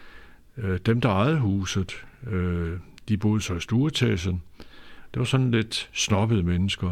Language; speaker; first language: Danish; native; Danish